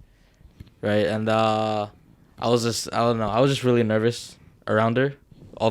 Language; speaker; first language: English; native; English